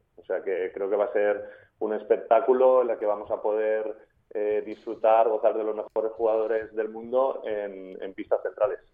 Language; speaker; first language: Spanish; native; Spanish